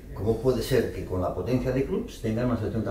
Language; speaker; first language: Spanish; native; Spanish